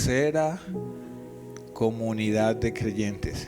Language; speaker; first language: Spanish; native; Spanish